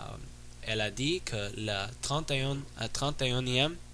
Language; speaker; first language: French; non-native, learner; English